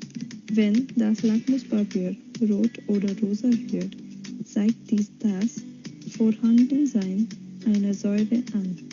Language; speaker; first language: German; non-native, fluent; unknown